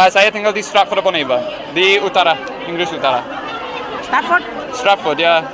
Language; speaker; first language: Indonesian; non-native, learner; English